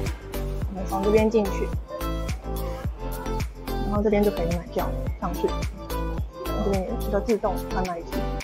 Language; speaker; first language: Chinese; native; Chinese